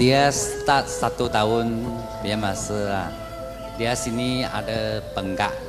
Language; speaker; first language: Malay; non-native, local second language; Chinese